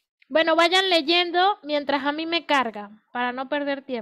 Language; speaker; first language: Spanish; native; Spanish